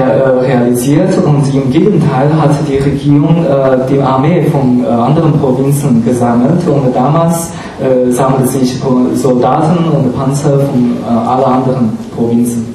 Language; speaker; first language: German; non-native, fluent; Chinese